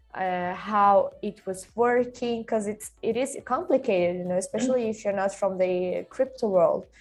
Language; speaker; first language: English; non-native, fluent; Swedish